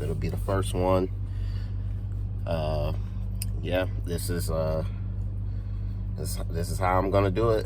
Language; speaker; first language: English; native; English